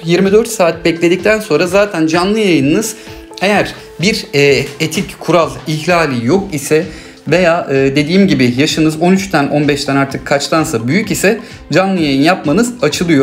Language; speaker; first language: Turkish; native; Turkish